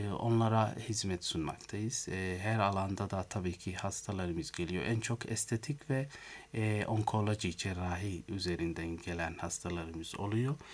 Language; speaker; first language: Turkish; non-native, fluent; Somali